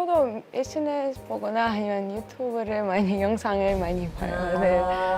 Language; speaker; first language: Korean; non-native, learner; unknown